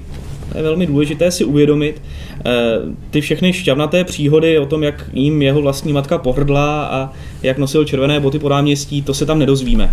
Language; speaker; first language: Czech; native; Czech